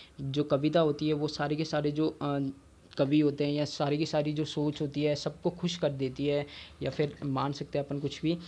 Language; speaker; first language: Hindi; native; Hindi